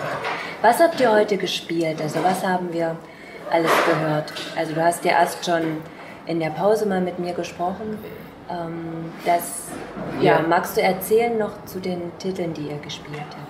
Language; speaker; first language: German; native; German